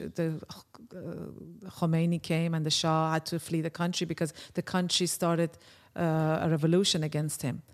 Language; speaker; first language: English; early bilingual, other home language; Persian